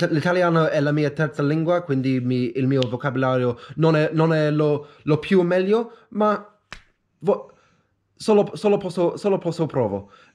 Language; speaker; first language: Italian; non-native, learner; English